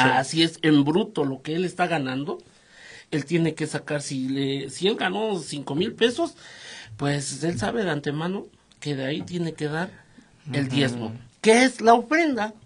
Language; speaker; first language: Spanish; native; Spanish